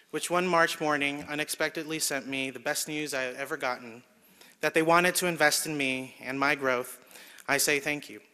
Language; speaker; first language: English; early bilingual, other home language; Spanish